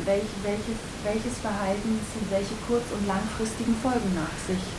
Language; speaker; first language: German; native; German